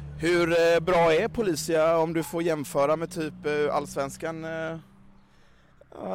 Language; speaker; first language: Swedish; native; Swedish